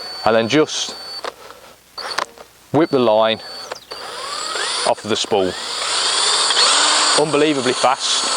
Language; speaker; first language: English; native; English